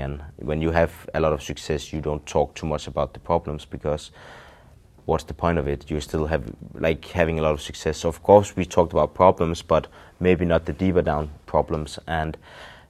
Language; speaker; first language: English; non-native, fluent; Danish